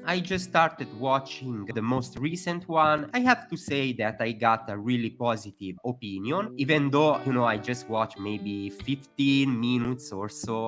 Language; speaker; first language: English; non-native, fluent; Italian